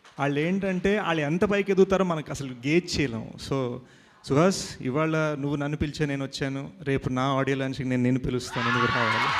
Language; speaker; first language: Telugu; early bilingual, heritage; Telugu